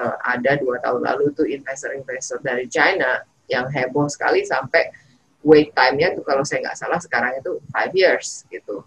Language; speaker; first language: Indonesian; native; Indonesian